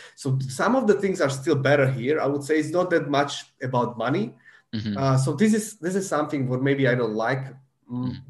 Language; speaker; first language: English; non-native, fluent; Slovak